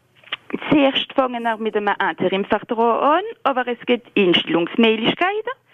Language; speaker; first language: German; non-native, local second language; French